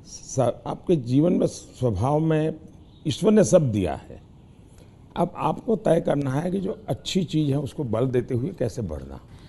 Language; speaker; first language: Hindi; non-native, local second language; Gujarati